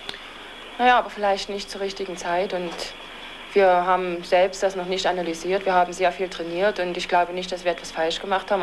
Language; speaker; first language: German; native; German